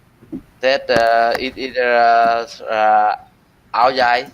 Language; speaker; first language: English; non-native, learner; Vietnamese